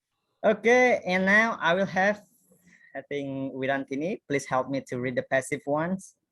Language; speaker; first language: English; non-native, fluent; Indonesian